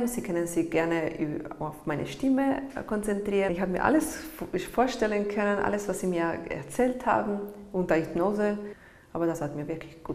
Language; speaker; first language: German; non-native, learner; Italian